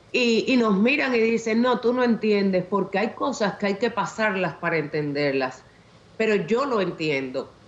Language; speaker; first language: Spanish; native; Spanish